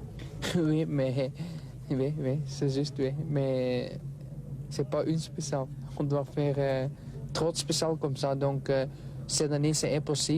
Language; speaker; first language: French; non-native, local second language; Dutch